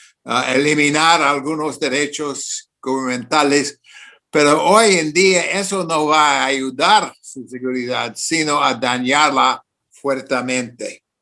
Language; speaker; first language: Spanish; non-native, fluent; English